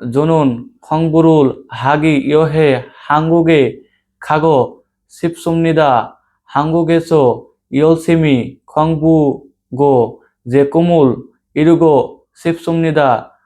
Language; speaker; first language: Korean; non-native, learner; Bangla